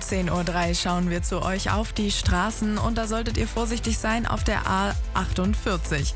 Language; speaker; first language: German; native; German